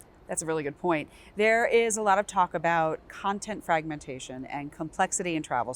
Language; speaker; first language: English; native; English